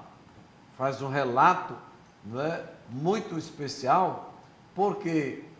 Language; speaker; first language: Portuguese; native; Portuguese